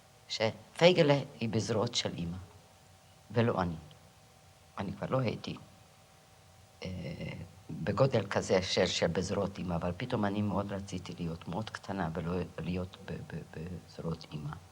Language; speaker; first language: Hebrew; non-native, fluent; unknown